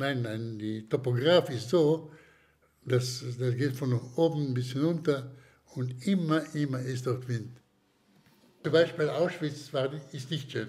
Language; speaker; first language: German; non-native, fluent; Slovak